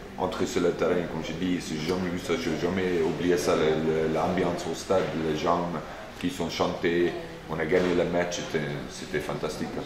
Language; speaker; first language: French; non-native, fluent; Afrikaans